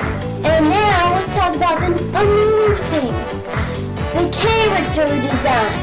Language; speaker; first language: English; native; English